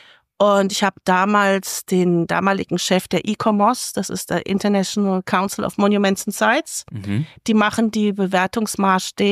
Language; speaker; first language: German; native; German